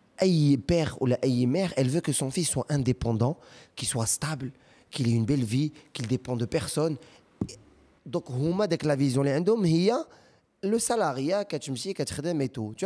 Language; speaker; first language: French; non-native, local second language; Arabic